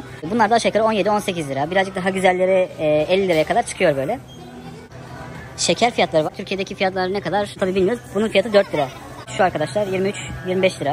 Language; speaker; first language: Turkish; native; Turkish